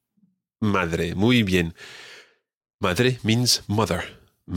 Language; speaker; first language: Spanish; non-native, fluent; English